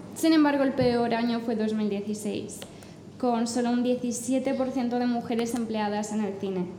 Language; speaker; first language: Spanish; non-native, fluent; English